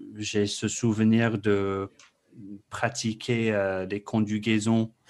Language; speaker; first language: French; non-native, fluent; English